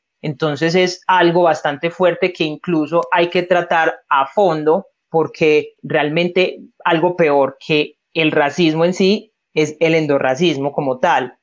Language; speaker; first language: Spanish; native; Spanish